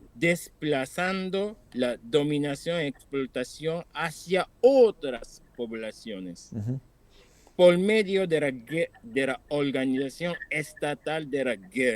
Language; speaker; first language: Spanish; non-native, fluent; Japanese